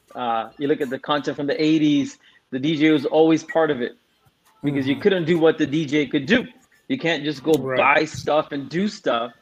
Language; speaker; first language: English; non-native, local second language; Tamil